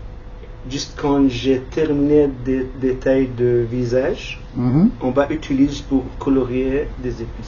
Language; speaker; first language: French; non-native, learner; Kurdish